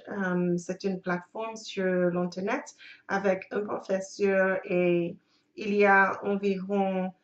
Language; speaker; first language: French; non-native, learner; English